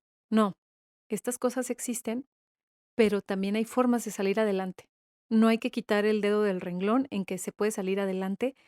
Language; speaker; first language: Spanish; native; Spanish